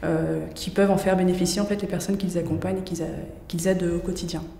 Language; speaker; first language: French; native; French